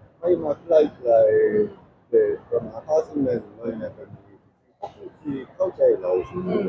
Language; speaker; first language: Thai; non-native, learner; Korean